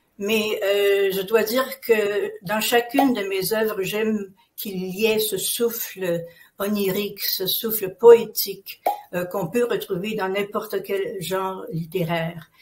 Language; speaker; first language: French; native; French